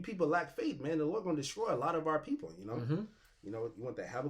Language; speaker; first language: English; native; English